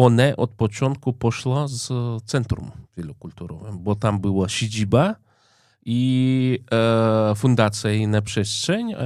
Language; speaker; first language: Polish; non-native, fluent; Russian